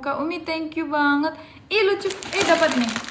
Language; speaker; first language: Indonesian; non-native, fluent; Turkish